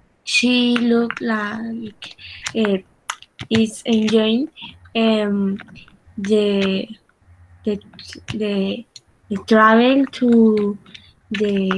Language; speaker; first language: English; non-native, learner; Spanish